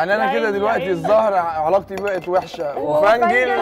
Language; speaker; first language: Arabic; native; Arabic